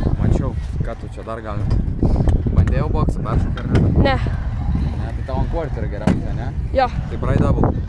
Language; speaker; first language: Lithuanian; non-native, local second language; Russian